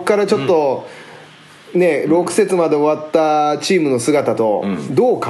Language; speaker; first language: Japanese; native; Japanese